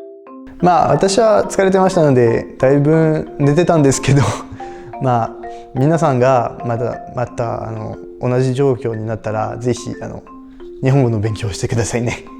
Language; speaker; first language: Japanese; non-native, fluent; French